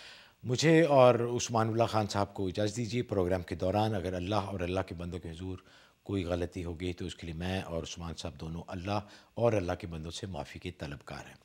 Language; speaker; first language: Urdu; native; Urdu